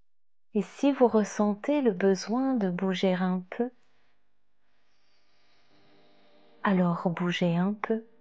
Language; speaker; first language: French; native; French